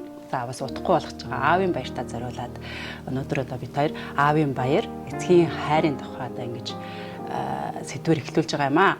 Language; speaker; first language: Mongolian; native; Mongolian